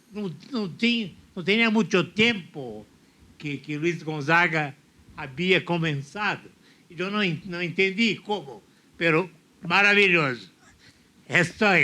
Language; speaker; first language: Portuguese; non-native, fluent; Spanish